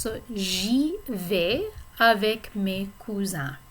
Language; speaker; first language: French; non-native, fluent; English